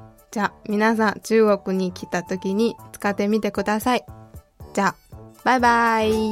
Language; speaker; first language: Japanese; non-native, fluent; Chinese